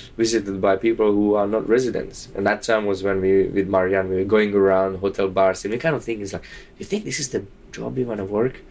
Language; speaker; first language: English; non-native, fluent; Slovak